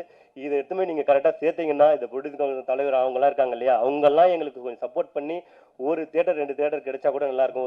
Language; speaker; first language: Tamil; native; Tamil